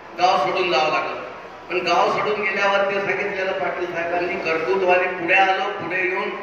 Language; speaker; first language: Marathi; native; Marathi